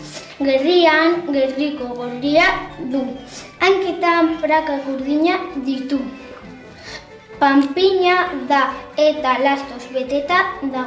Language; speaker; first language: Basque; non-native, local second language; Spanish